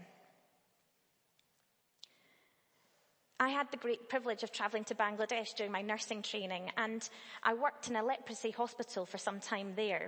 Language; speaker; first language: English; native; English